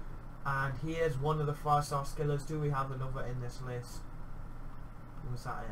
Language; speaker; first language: English; native; English